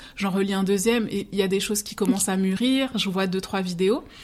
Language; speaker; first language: French; native; French